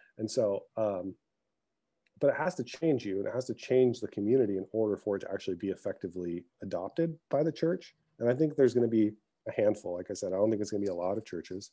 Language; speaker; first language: English; early bilingual, other home language; Arabic